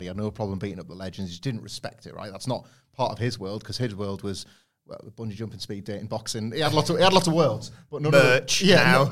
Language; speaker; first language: English; native; English